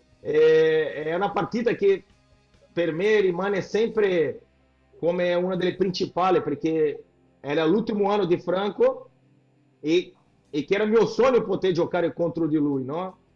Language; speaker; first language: Italian; non-native, fluent; Portuguese